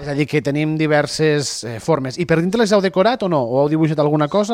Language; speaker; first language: Catalan; native; Catalan